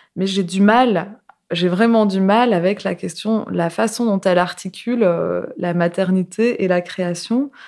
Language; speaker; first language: French; native; French